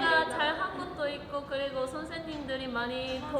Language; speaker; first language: Korean; native; Korean